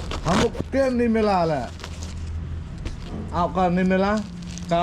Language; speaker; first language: Hindi; non-native, local second language; Khasi